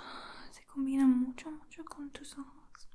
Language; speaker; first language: Spanish; non-native, learner; English